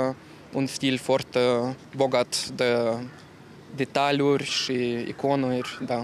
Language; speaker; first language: Romanian; non-native, learner; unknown